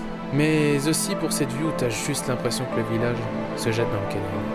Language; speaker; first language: French; native; French